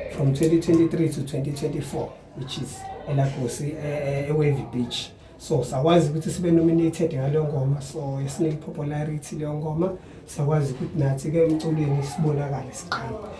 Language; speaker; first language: Zulu; native; Zulu